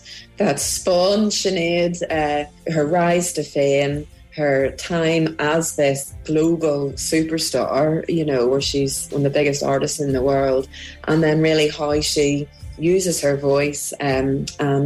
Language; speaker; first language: English; native; English